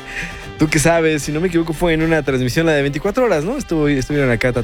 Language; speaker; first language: Spanish; native; Spanish